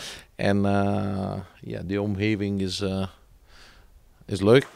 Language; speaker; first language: Dutch; non-native, fluent; Greek